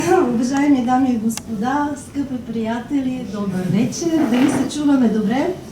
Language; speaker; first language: Bulgarian; non-native, fluent; Ukrainian